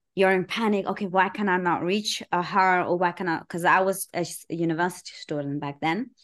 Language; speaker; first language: English; early bilingual, other home language; Persian